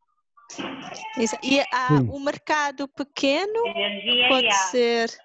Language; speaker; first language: Portuguese; non-native, local second language; Kabuverdianu